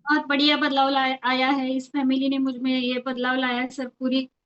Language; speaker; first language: Hindi; non-native, local second language; Marathi